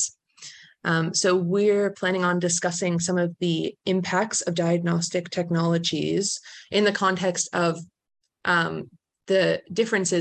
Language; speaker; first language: English; native; English